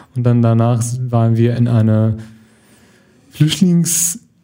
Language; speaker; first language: German; non-native, fluent; Arabic